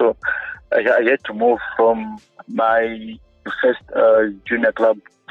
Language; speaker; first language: English; non-native, local second language; Shona